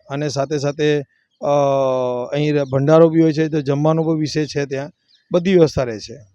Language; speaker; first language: Gujarati; non-native, local second language; Hindi